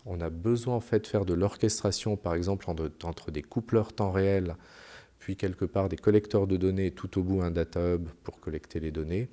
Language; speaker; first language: French; native; French